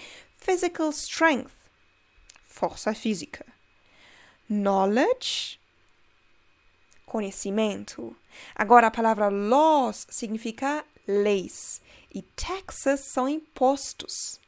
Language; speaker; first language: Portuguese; non-native, fluent; German